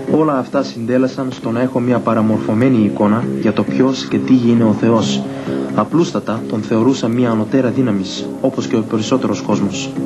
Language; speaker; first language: Greek; early bilingual, heritage; Greek